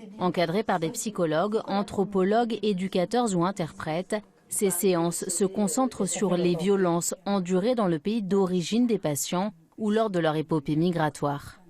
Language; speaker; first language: French; native; French